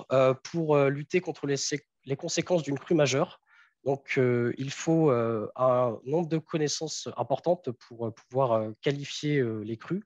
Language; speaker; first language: French; native; French